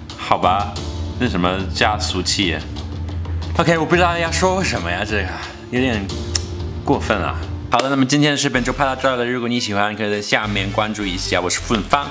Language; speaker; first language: Chinese; non-native, fluent; English